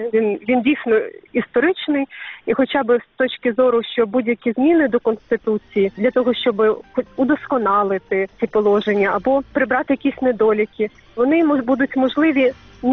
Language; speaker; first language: Ukrainian; native; Ukrainian